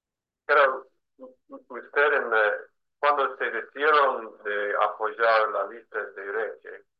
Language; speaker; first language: Spanish; non-native, fluent; English